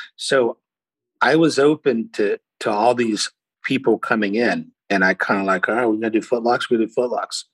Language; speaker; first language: English; early bilingual, other home language; Portuguese